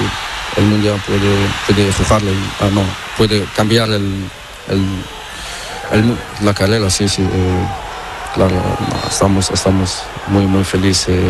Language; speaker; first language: Spanish; non-native, learner; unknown